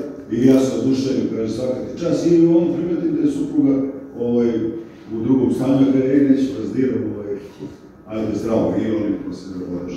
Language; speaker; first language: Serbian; early bilingual, heritage; Serbian